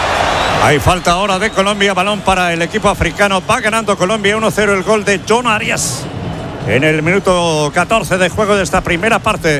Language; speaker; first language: Spanish; native; Spanish